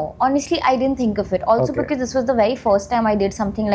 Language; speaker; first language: English; non-native, local second language; Hindi